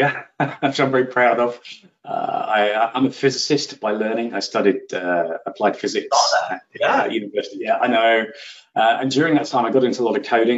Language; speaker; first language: English; native; English